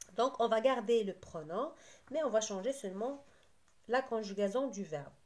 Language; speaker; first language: French; non-native, local second language; Arabic